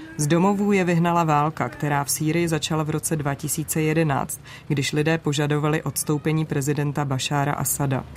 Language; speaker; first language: Czech; native; Czech